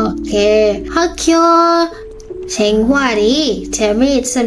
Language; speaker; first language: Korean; non-native, fluent; Indonesian